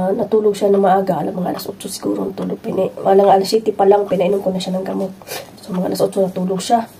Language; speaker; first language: Filipino; non-native, local second language; Cebuano